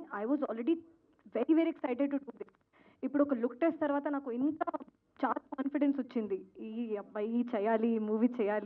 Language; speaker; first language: Telugu; non-native, learner; Hindi